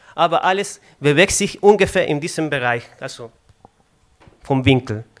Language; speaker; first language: German; non-native, fluent; Spanish